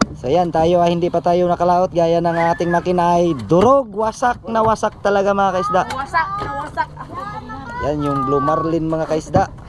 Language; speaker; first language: Filipino; non-native, local second language; Surigaonon